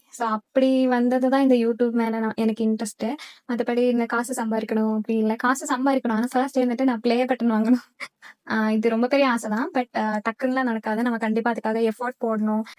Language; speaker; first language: Tamil; non-native, local second language; Malayalam